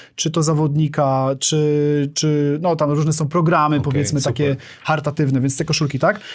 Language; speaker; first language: Polish; native; Polish